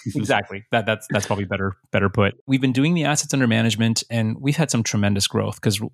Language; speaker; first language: English; early bilingual, other home language; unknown